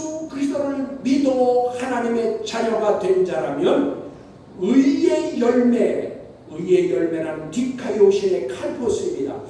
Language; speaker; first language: Korean; native; Korean